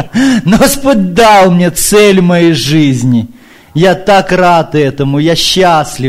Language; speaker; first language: Russian; early bilingual, heritage; Ukrainian